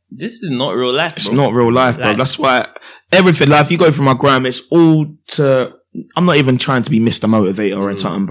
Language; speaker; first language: English; native; English